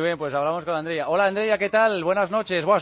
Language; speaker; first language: Spanish; native; Spanish